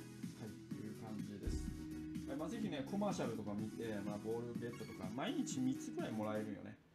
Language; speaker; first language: Japanese; native; Japanese